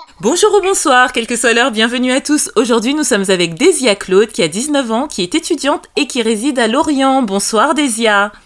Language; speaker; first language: French; native; French